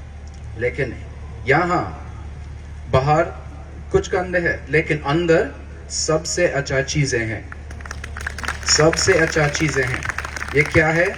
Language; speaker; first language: Hindi; non-native, learner; English